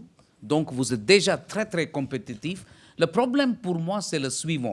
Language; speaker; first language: French; non-native, fluent; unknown